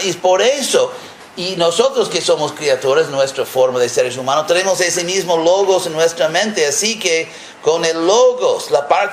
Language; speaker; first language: Spanish; non-native, fluent; English